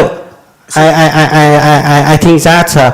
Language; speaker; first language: English; non-native, learner; Vietnamese